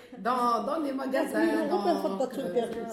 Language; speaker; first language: French; non-native, fluent; Arabic